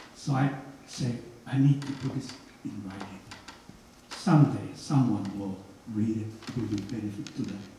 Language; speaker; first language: English; non-native, fluent; Hmong